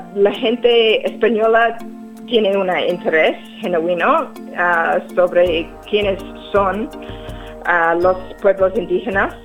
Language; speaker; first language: Spanish; non-native, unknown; English